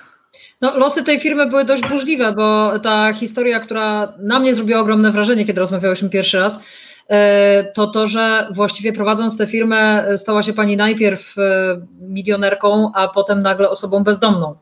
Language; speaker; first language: Polish; native; Polish